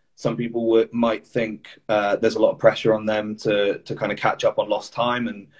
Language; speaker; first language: English; native; English